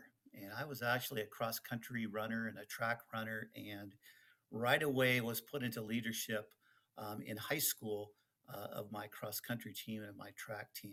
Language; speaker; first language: English; early bilingual, other home language; Dutch